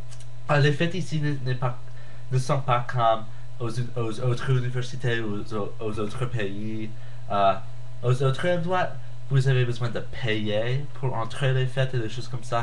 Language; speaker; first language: French; non-native, learner; English